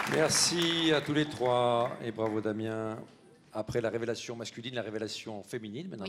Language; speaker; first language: French; native; French